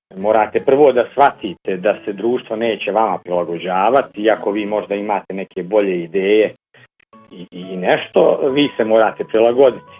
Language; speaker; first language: Bosnian; native; Bosnian